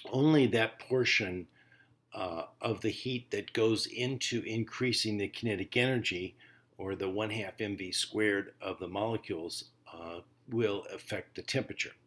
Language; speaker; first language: English; native; English